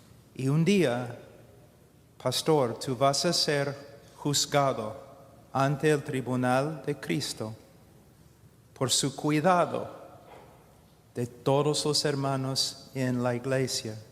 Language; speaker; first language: Spanish; non-native, fluent; English